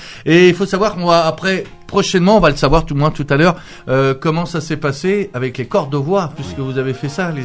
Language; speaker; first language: French; native; French